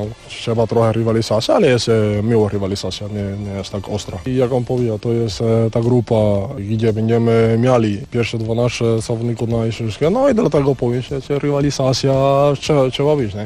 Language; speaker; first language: Polish; non-native, learner; Spanish